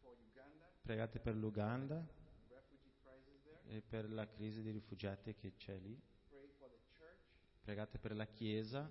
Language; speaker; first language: Italian; non-native, fluent; Portuguese